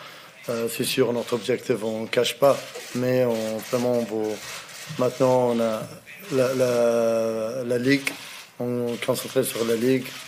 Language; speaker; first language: French; non-native, fluent; Arabic